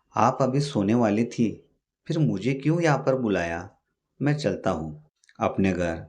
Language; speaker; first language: Hindi; non-native, local second language; Marathi